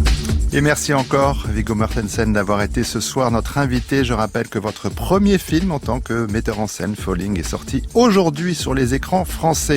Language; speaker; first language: French; native; French